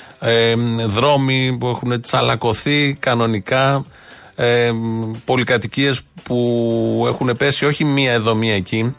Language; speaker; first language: Greek; native; Greek